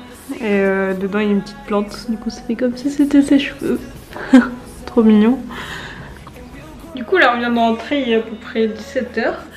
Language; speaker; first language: French; native; French